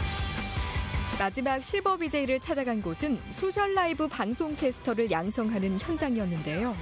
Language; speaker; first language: Korean; native; Korean